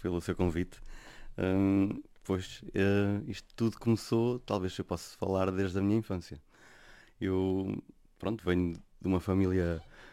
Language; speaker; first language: Portuguese; native; Portuguese